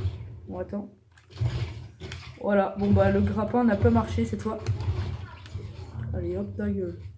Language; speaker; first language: French; native; French